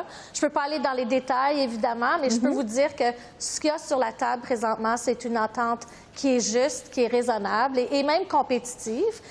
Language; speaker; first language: French; native; French